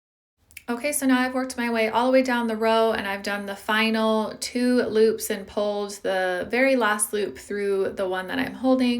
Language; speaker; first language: English; native; English